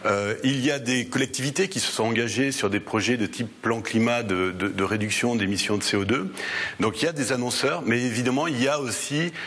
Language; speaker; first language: French; native; French